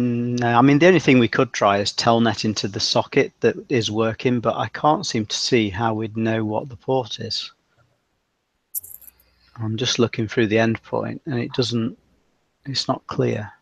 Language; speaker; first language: English; native; English